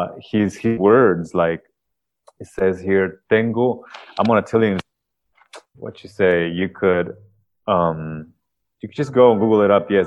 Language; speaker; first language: English; non-native, fluent; Spanish